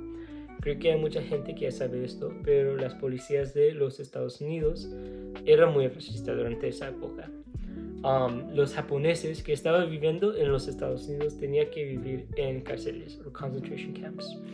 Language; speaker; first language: Spanish; non-native, learner; English